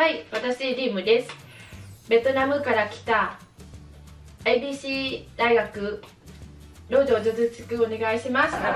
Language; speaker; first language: Japanese; non-native, learner; Vietnamese